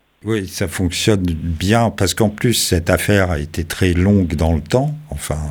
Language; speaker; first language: French; native; French